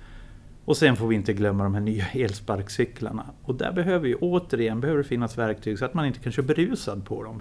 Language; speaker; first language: Swedish; native; Swedish